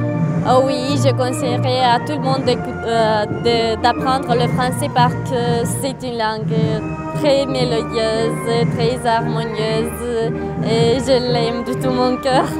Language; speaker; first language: French; non-native, fluent; Romanian